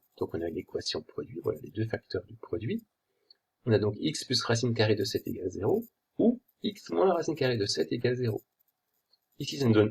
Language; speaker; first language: French; native; French